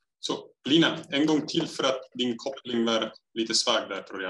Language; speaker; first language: Swedish; non-native, fluent; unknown